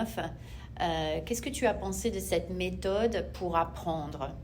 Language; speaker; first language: French; non-native, fluent; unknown